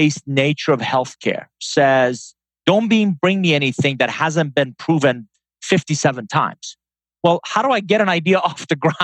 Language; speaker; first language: English; non-native, fluent; Persian